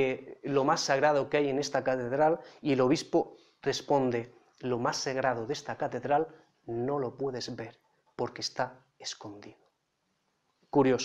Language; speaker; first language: Spanish; native; Spanish